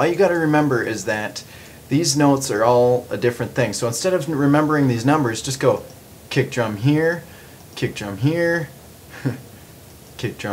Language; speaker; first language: English; native; English